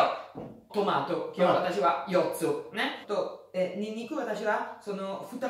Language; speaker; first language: Japanese; non-native, learner; Italian